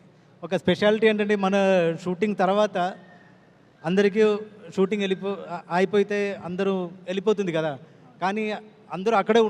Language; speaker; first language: Telugu; non-native, learner; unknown